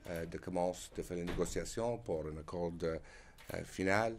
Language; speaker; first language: French; non-native, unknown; English